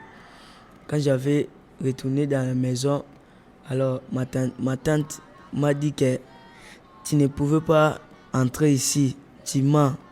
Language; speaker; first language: French; non-native, local second language; Lingala